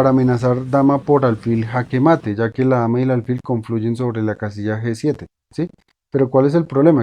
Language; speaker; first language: Spanish; native; Spanish